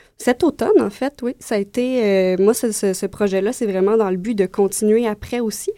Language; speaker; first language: French; native; French